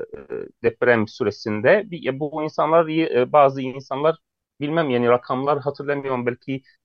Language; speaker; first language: Turkish; non-native, fluent; Arabic